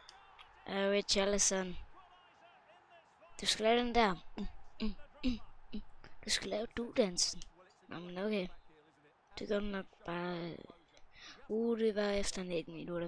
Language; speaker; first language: Danish; native; Danish